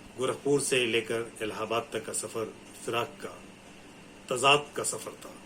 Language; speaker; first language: Urdu; native; Urdu